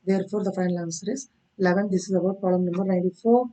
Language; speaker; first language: English; non-native, local second language; Kannada